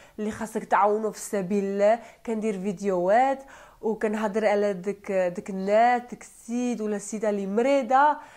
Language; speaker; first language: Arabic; non-native, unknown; Turkish